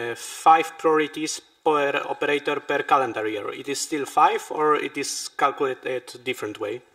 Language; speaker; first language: English; non-native, fluent; Polish